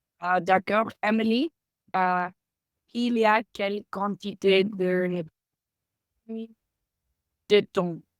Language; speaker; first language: French; non-native, learner; Spanish